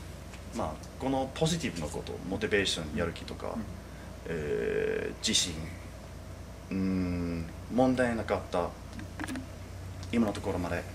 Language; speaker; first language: Japanese; non-native, fluent; English